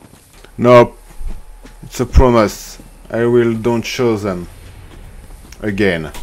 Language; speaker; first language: English; non-native, learner; French